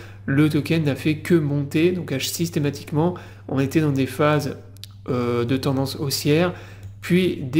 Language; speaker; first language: French; native; French